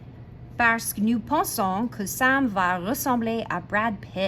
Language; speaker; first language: French; non-native, fluent; English